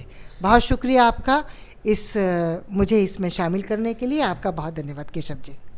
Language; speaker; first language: Hindi; native; Hindi